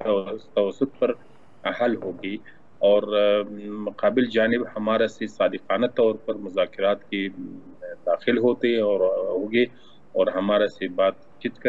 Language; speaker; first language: Hindi; non-native, learner; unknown